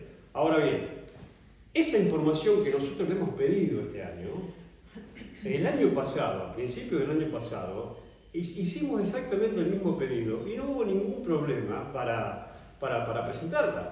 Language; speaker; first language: Spanish; native; Spanish